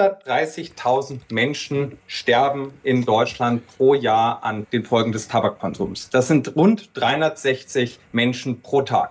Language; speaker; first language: German; native; German